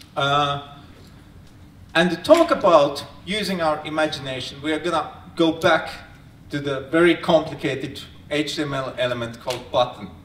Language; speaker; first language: English; non-native, fluent; Finnish